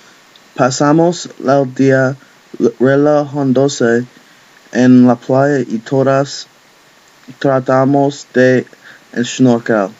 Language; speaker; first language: Spanish; non-native, learner; English